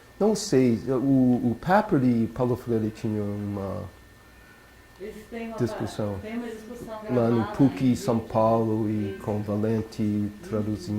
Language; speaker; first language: Portuguese; non-native, learner; English